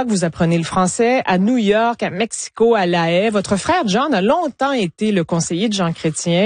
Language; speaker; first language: French; native; French